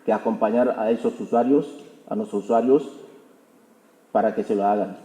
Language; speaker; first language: Spanish; non-native, fluent; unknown